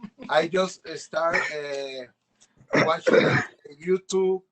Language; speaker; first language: English; non-native, local second language; Spanish